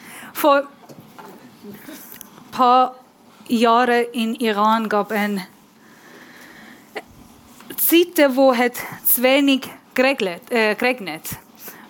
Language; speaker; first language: German; non-native, learner; Persian